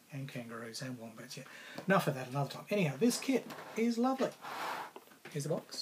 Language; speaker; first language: English; native; English